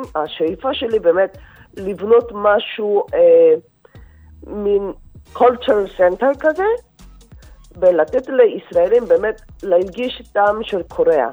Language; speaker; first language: Hebrew; non-native, fluent; Korean